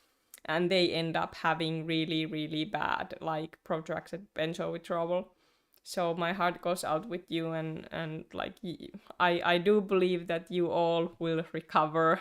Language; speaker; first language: English; non-native, fluent; Finnish